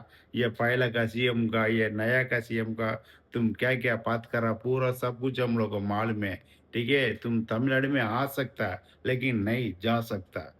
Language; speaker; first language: Hindi; non-native, local second language; Tamil